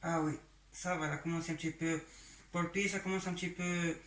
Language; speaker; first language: French; non-native, local second language; Arabic